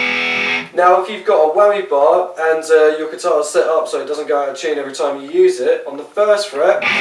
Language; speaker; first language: English; native; English